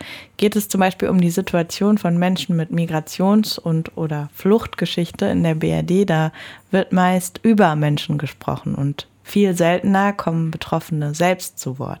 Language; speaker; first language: German; native; German